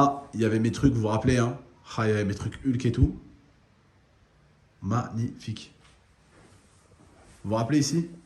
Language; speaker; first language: French; native; French